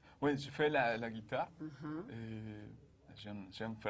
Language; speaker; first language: French; non-native, fluent; Spanish